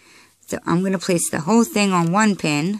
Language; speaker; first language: English; native; English